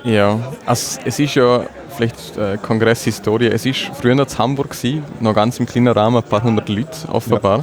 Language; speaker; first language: German; native; German